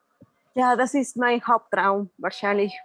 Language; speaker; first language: German; non-native, learner; Spanish